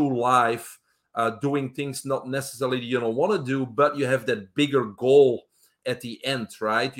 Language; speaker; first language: English; non-native, fluent; Dutch